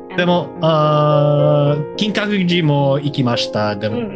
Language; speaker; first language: Japanese; non-native, learner; English